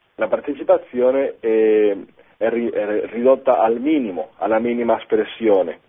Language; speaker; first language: Italian; non-native, fluent; Spanish